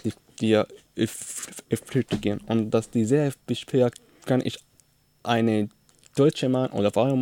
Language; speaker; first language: German; non-native, learner; Arabic